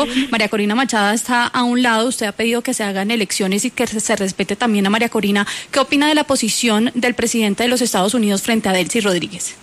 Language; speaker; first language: Spanish; native; Spanish